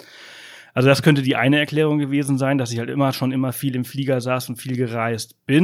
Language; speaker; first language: German; native; German